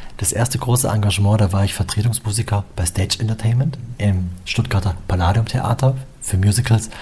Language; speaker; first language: German; native; German